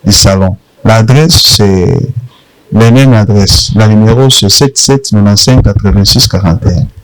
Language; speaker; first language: French; non-native, local second language; Rundi